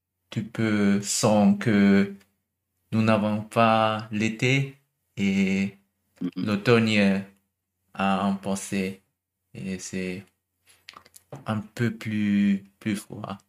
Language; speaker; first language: French; non-native, learner; German